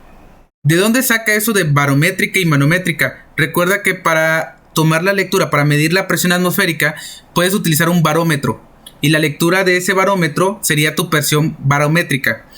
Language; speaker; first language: Spanish; native; Spanish